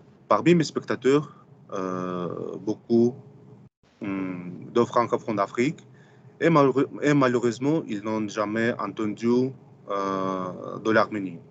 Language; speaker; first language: French; non-native, fluent; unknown